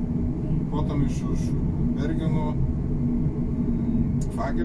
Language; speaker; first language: Polish; non-native, learner; Russian